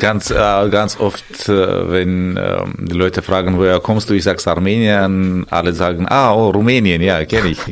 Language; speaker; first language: German; non-native, fluent; Armenian